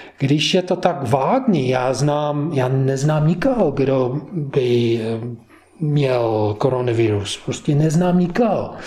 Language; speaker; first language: Czech; non-native, fluent; English